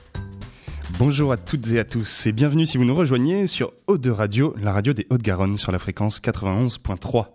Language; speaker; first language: French; native; French